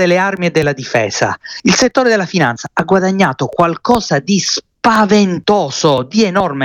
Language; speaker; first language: Italian; native; Italian